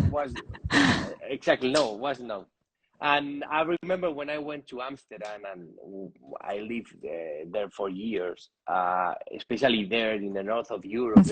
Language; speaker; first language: English; non-native, learner; Spanish